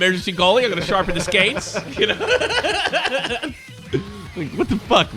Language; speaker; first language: English; native; English